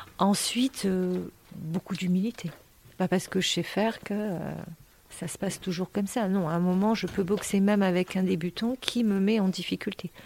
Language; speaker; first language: French; native; French